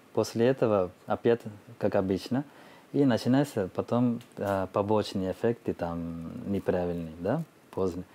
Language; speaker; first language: Russian; non-native, fluent; Telugu